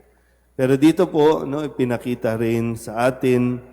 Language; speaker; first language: Filipino; native; Filipino